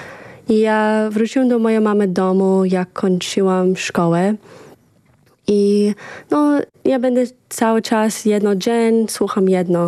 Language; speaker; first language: Polish; early bilingual, heritage; English